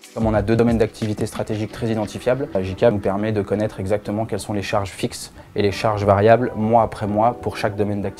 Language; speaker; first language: French; native; French